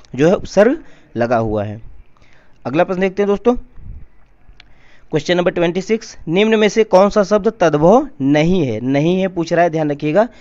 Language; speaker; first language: Hindi; native; Hindi